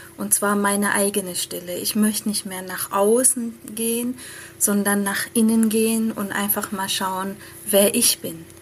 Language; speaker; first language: German; early bilingual, other home language; Persian